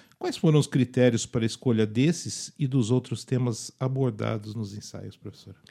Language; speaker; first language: Portuguese; native; Portuguese